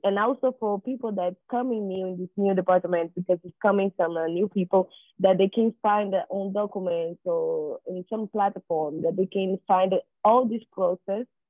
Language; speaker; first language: English; non-native, learner; Portuguese